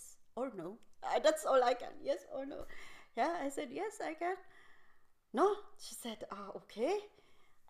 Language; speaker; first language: English; non-native, local second language; Filipino